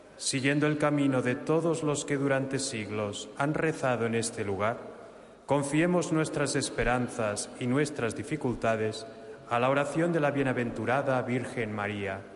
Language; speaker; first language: Spanish; non-native, local second language; Catalan